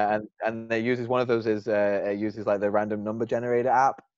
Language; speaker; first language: English; native; English